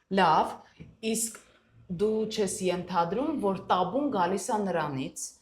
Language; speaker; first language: Armenian; native; Armenian